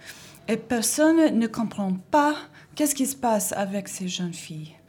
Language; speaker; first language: French; non-native, learner; English